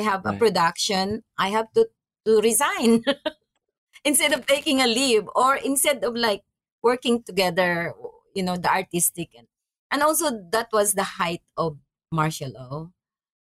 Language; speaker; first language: English; non-native, local second language; Maranao